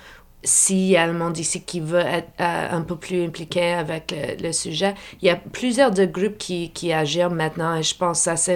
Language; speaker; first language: French; non-native, local second language; English